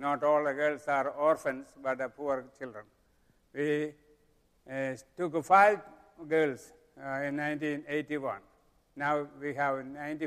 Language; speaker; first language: English; non-native, local second language; Malayalam